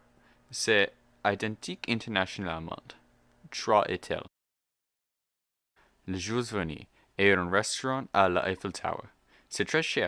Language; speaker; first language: French; non-native, learner; English